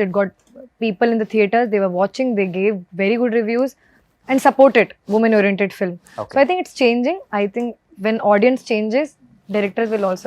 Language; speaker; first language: Telugu; non-native, fluent; Hindi